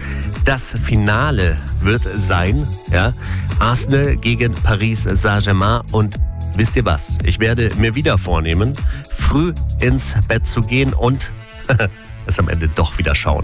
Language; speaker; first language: German; native; German